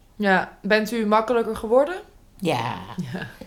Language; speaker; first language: Dutch; native; Dutch